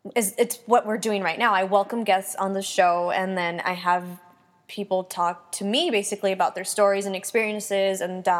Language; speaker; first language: English; early bilingual, other home language; Spanish